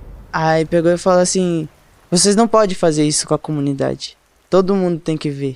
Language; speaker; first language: Portuguese; non-native, local second language; Guarani